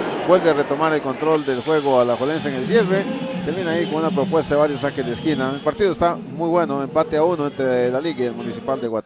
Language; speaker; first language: Spanish; native; Spanish